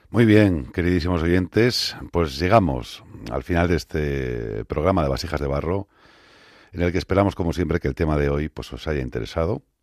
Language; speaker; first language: Spanish; native; Spanish